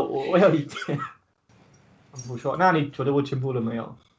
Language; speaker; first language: Chinese; non-native, learner; English